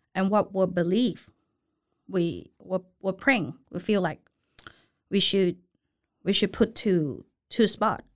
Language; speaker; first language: English; non-native, learner; Thai